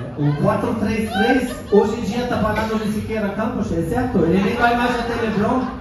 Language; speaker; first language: Portuguese; non-native, fluent; German